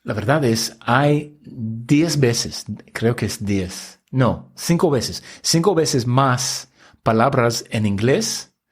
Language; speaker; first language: Spanish; non-native, fluent; English